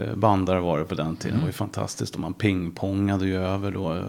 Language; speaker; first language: Swedish; native; Swedish